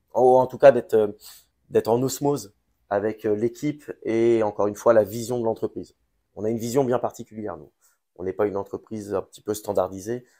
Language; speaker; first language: French; native; French